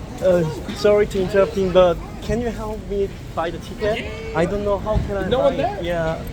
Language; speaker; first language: English; non-native, learner; Korean